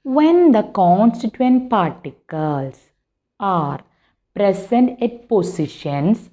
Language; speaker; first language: English; non-native, local second language; Malayalam